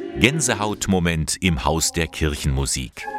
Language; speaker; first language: German; native; German